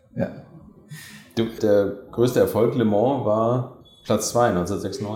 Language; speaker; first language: German; native; German